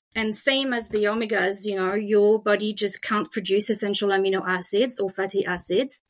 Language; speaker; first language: English; non-native, fluent; French